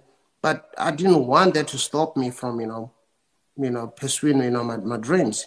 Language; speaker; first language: English; non-native, local second language; Venda